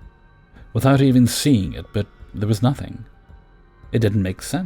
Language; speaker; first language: English; native; English